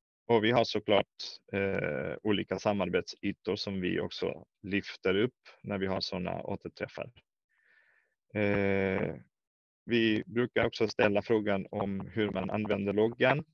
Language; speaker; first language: Swedish; non-native, fluent; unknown